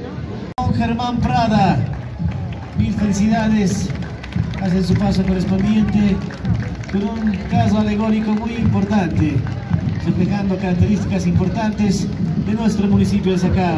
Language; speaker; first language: Spanish; native; Spanish